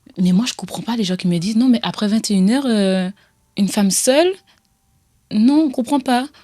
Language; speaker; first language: French; native; French